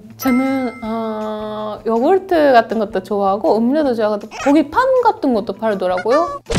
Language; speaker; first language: Korean; non-native, fluent; Japanese